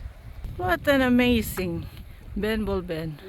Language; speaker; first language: English; non-native, local second language; Filipino